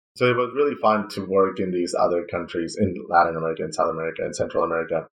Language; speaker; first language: English; non-native, fluent; Spanish